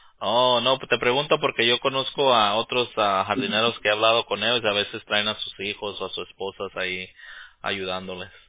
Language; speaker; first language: Spanish; early bilingual, heritage; Spanish